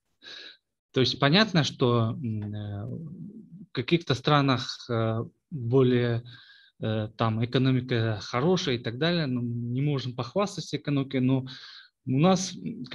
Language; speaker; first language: Russian; non-native, local second language; Kyrgyz